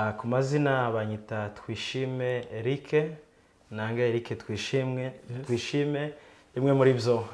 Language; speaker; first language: Kinyarwanda; early bilingual, heritage; Kinyarwanda